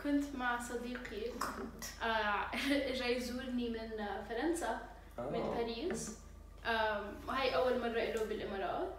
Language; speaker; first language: Arabic; native; Arabic